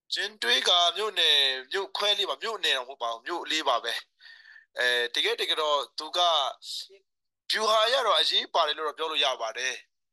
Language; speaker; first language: Burmese; non-native, local second language; Hakha Chin